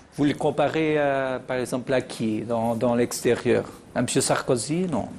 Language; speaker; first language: French; non-native, fluent; Portuguese